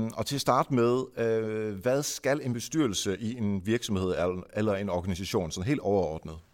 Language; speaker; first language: Danish; early bilingual, other home language; Dutch